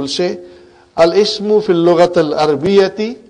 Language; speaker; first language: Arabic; non-native, fluent; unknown